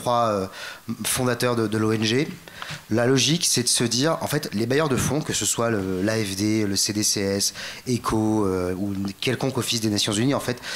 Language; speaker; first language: French; native; French